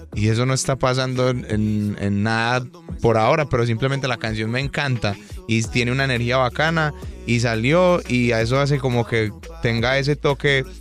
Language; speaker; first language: Spanish; native; Spanish